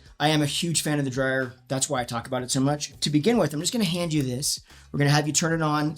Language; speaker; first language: English; native; English